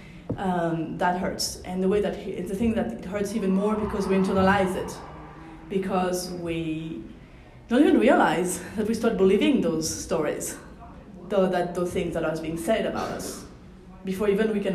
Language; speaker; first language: English; non-native, fluent; French